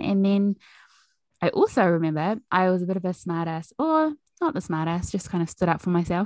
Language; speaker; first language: English; native; English